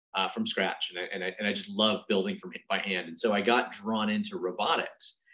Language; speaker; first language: English; native; English